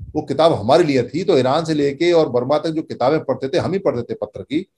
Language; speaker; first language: Hindi; native; Hindi